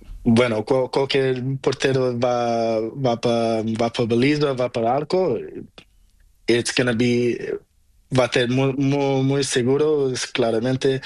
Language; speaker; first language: Spanish; non-native, learner; Portuguese